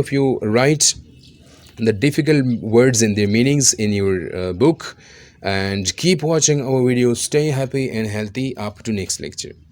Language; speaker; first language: English; non-native, local second language; Urdu